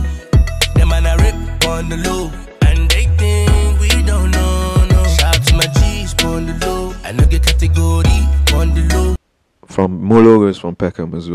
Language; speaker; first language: English; non-native, local second language; Yoruba